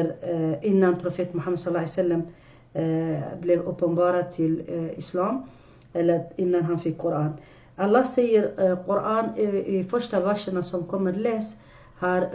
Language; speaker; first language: Swedish; non-native, fluent; Arabic